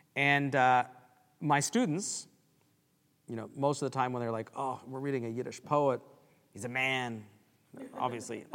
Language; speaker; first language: English; native; English